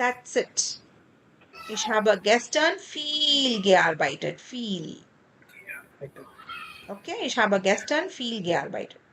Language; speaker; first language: German; non-native, fluent; Kannada